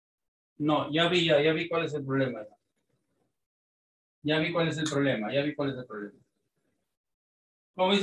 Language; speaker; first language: Spanish; native; Spanish